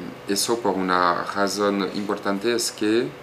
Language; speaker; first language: Spanish; non-native, fluent; French